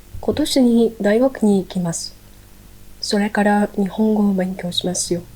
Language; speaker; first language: Japanese; non-native, learner; Ukrainian